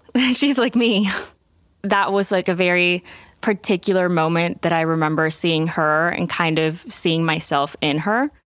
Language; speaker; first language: English; non-native, fluent; Spanish